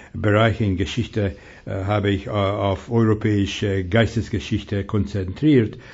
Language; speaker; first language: German; non-native, fluent; Hungarian